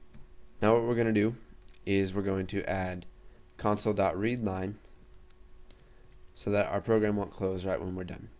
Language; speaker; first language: English; native; English